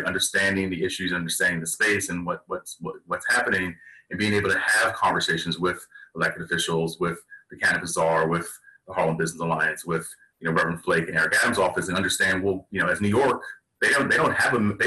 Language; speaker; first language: English; native; English